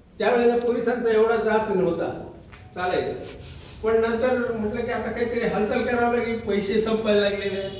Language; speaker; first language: Marathi; non-native, local second language; Urdu